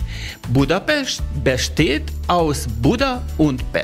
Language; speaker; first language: German; non-native, learner; Hungarian